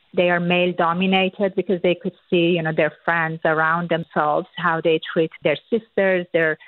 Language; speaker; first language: English; non-native, fluent; Persian